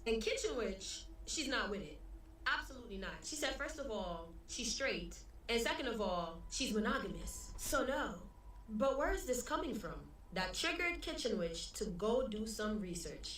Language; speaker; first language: English; early bilingual, other home language; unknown